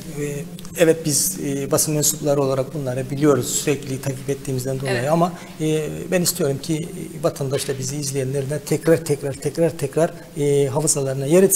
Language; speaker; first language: Turkish; native; Turkish